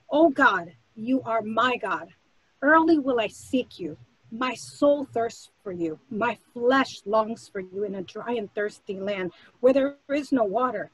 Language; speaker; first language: English; early bilingual, other home language; Spanish